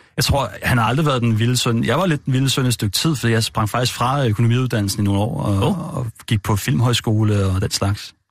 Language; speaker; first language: Danish; native; Danish